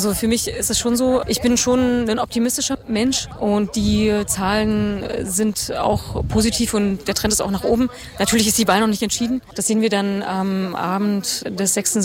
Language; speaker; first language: German; native; German